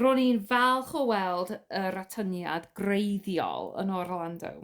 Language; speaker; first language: Welsh; non-native, fluent; English